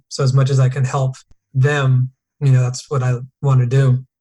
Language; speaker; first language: English; native; English